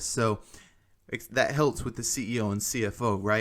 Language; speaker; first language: English; native; English